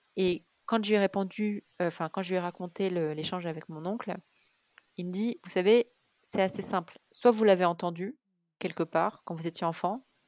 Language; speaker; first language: French; early bilingual, other home language; Arabic